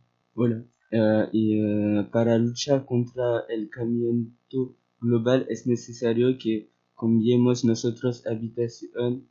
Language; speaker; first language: Spanish; non-native, learner; French